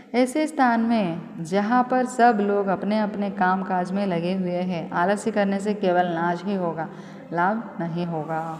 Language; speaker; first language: Hindi; non-native, local second language; Telugu